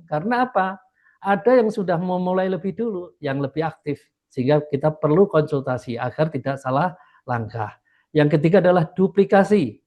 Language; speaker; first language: Indonesian; native; Indonesian